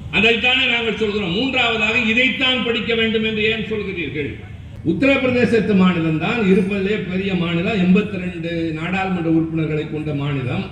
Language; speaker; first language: Tamil; native; Tamil